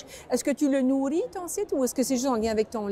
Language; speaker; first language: French; native; French